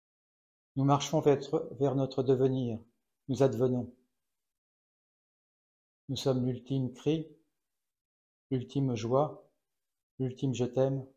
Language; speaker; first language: French; native; French